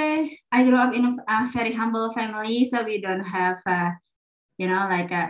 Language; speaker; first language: English; non-native, fluent; Indonesian